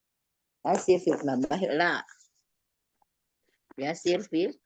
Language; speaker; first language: Arabic; non-native, learner; Indonesian